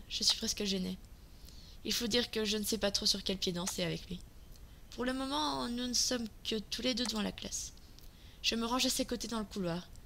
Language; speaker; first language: French; native; French